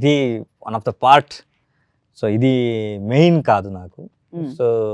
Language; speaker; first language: Telugu; non-native, learner; Kannada